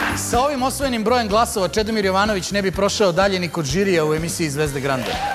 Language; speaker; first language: Serbian; native; Serbian